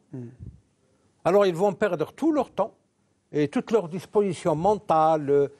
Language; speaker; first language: French; non-native, local second language; Arabic